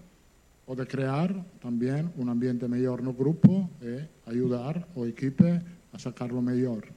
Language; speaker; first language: Portuguese; non-native, learner; Italian